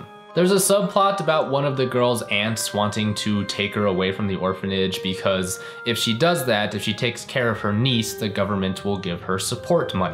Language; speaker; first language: English; native; English